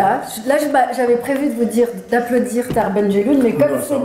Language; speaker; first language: French; native; French